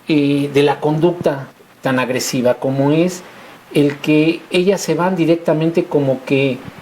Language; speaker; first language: Spanish; native; Spanish